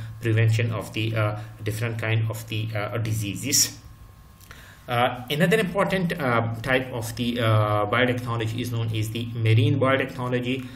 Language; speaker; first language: English; non-native, local second language; Urdu